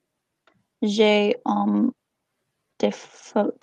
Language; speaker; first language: French; non-native, learner; English